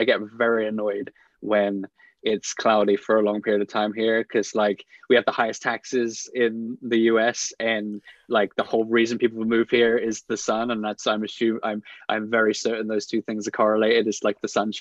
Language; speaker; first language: English; native; English